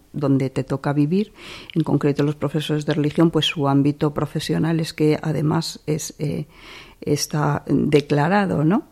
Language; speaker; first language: Spanish; native; Spanish